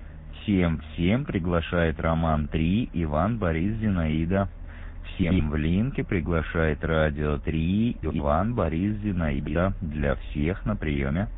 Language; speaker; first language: Russian; native; Russian